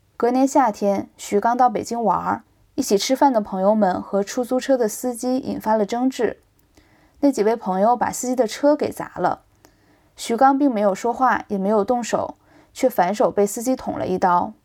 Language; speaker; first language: Chinese; native; Chinese